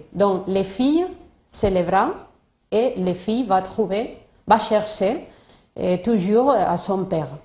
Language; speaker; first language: French; non-native, fluent; Spanish